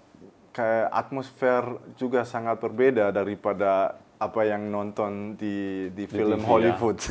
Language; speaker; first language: Indonesian; early bilingual, heritage; German